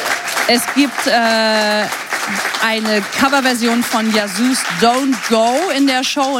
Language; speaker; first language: German; native; German